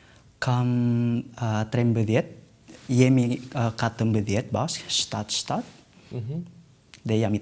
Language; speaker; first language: Albanian; non-native, learner; Indonesian